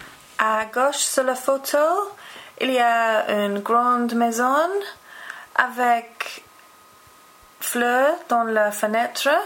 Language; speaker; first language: French; non-native, learner; English